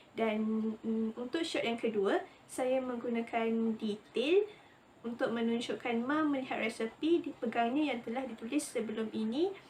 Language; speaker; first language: Malay; native; Malay